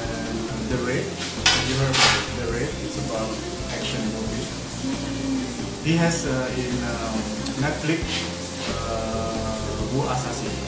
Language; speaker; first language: English; non-native, learner; Indonesian